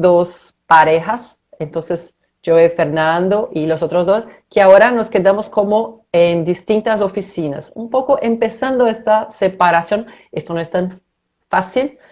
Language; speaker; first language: Spanish; non-native, fluent; Portuguese